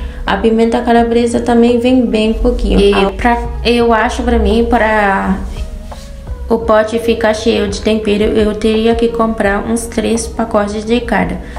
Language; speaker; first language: Portuguese; non-native, fluent; Haitian Creole